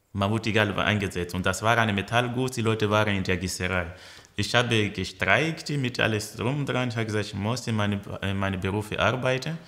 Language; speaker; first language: German; early bilingual, other home language; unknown